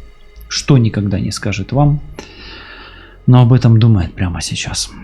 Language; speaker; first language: Russian; native; Russian